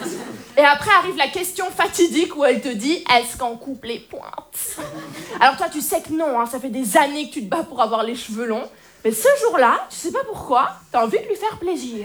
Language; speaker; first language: French; native; French